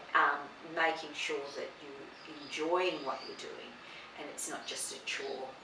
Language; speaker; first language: English; native; English